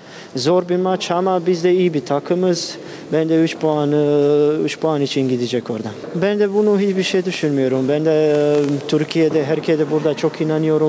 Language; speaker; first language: Turkish; non-native, learner; Bosnian